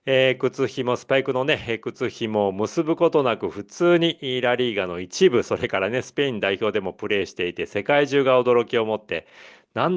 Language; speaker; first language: Japanese; native; Japanese